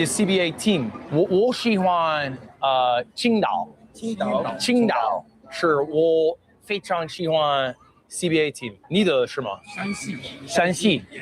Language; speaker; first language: Chinese; non-native, learner; English